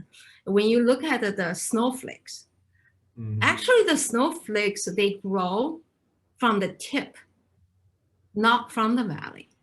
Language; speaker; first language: English; non-native, fluent; Chinese